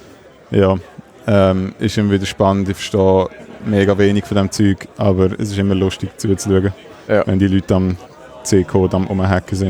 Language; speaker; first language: German; native; German